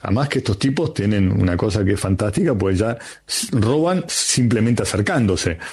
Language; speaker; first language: Spanish; native; Spanish